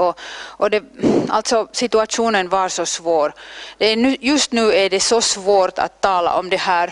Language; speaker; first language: Swedish; non-native, local second language; Finnish